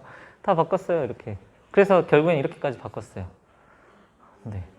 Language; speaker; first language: Korean; native; Korean